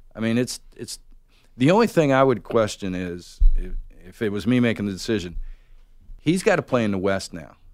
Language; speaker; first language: English; native; English